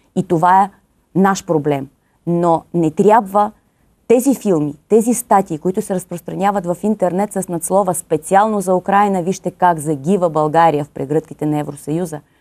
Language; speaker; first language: Bulgarian; native; Bulgarian